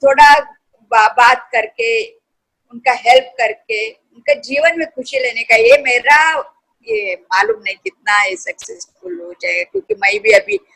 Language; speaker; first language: Hindi; non-native, local second language; Kannada